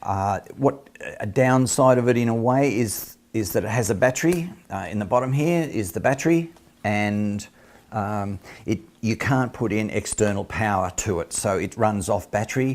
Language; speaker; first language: English; native; English